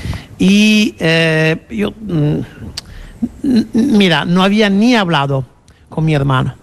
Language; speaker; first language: Spanish; non-native, fluent; Italian